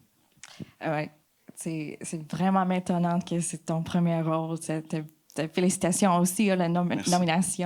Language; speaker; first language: French; non-native, fluent; English